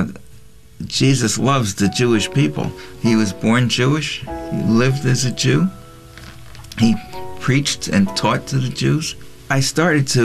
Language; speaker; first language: English; non-native, local second language; Yiddish